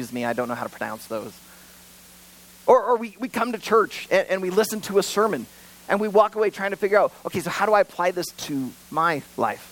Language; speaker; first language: English; native; English